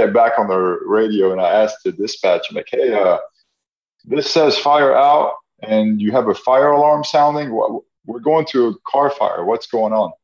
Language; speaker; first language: English; non-native, fluent; French